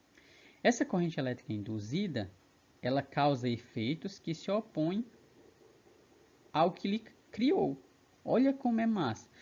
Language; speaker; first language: Portuguese; native; Portuguese